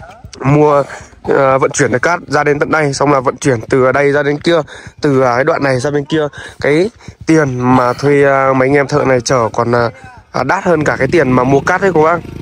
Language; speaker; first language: Vietnamese; native; Vietnamese